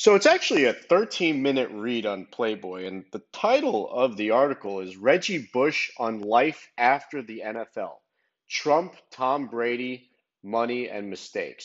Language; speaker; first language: English; native; English